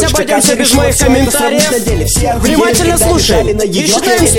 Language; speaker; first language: Russian; native; Russian